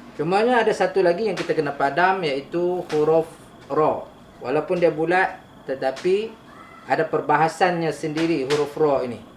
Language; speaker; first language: Malay; native; Malay